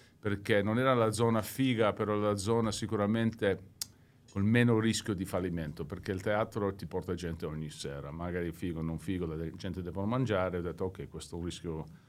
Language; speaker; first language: Italian; early bilingual, heritage; English